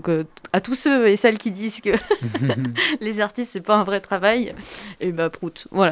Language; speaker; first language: French; native; French